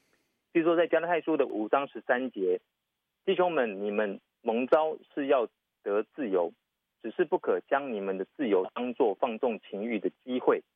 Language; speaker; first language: Chinese; native; Chinese